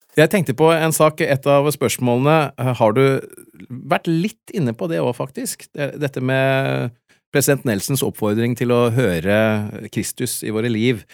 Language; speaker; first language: Norwegian; native; Norwegian